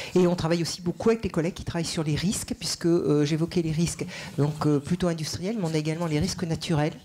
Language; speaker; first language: French; native; French